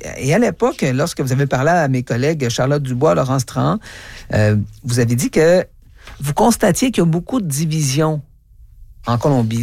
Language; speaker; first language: French; native; French